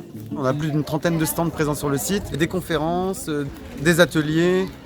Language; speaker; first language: French; native; French